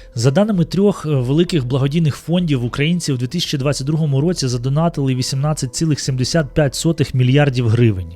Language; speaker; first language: Ukrainian; non-native, local second language; Russian